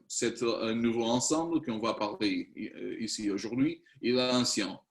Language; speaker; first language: French; non-native, learner; Spanish